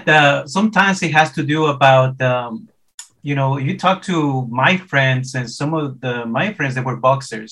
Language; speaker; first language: English; non-native, fluent; Spanish